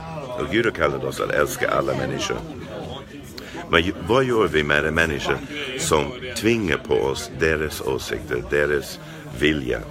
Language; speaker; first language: Swedish; non-native, fluent; English